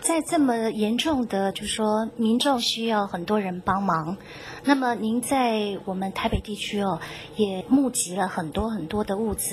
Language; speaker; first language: Chinese; native; Chinese